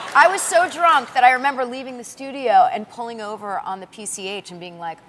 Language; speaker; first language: English; native; English